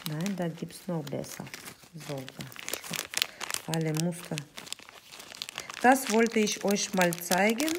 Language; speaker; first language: German; non-native, fluent; Russian